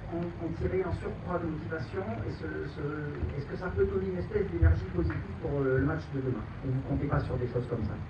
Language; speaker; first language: French; native; French